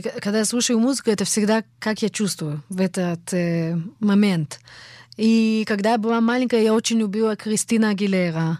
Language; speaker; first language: Russian; early bilingual, heritage; Russian